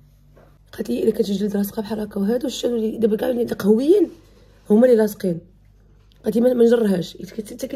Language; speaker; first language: Arabic; native; Arabic